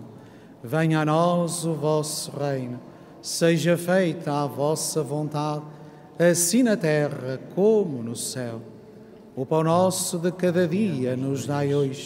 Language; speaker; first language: Portuguese; native; Portuguese